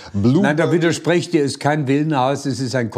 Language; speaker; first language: German; native; German